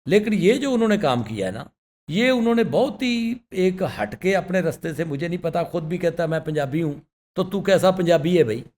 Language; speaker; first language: Urdu; non-native, local second language; Punjabi